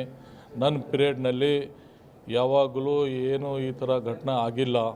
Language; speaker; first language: Kannada; non-native, local second language; Urdu